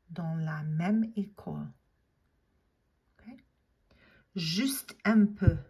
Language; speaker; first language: French; non-native, fluent; English